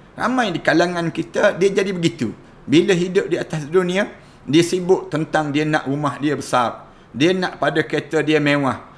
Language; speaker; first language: Malay; native; Malay